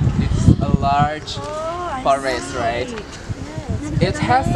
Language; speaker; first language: English; non-native, learner; Indonesian